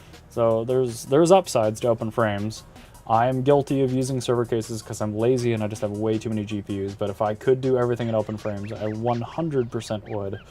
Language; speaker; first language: English; native; English